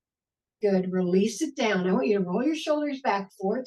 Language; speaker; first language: English; native; English